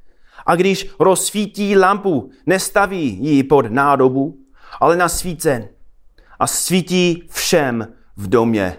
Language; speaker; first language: Czech; non-native, fluent; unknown